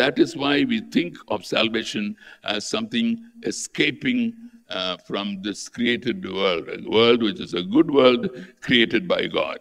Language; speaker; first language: English; non-native, local second language; Tamil